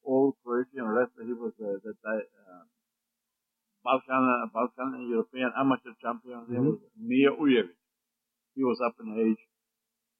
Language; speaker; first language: English; non-native, fluent; Croatian